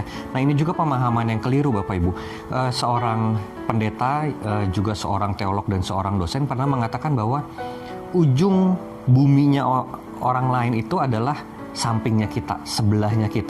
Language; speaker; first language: Indonesian; native; Indonesian